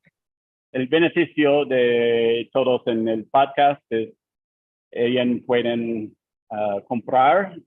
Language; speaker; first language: Spanish; non-native, learner; English